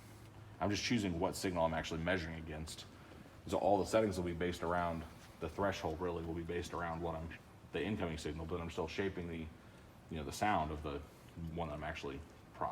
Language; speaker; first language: English; native; English